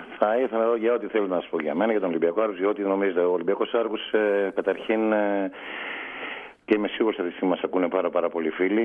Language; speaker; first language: Greek; native; Greek